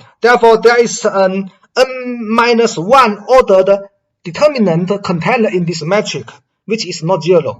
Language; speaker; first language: English; non-native, fluent; Chinese